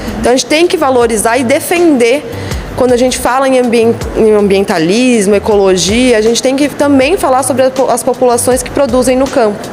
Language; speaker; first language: Portuguese; native; Portuguese